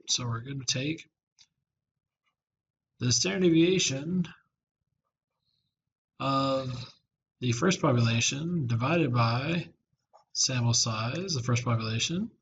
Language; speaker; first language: English; native; English